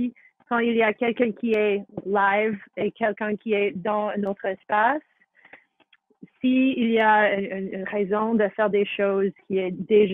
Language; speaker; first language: French; non-native, fluent; English